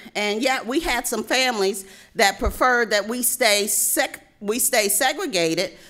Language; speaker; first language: English; native; English